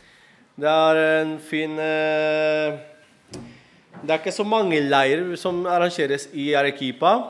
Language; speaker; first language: Norwegian; non-native, fluent; Spanish